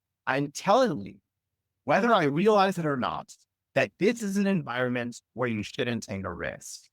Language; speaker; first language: English; native; English